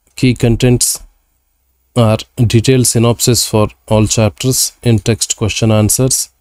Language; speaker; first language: English; non-native, local second language; Kannada